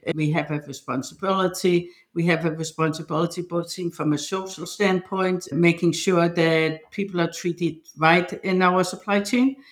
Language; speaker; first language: English; non-native, fluent; Danish